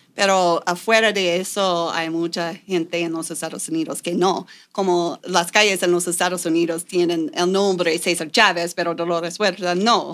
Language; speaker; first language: Spanish; non-native, fluent; English